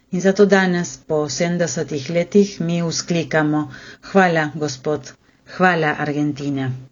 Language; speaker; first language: Slovenian; early bilingual, heritage; Slovenian